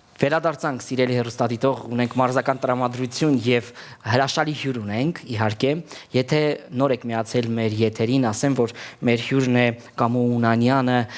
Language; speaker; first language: Armenian; native; Armenian